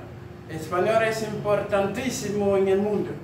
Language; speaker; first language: Spanish; non-native, fluent; Haitian Creole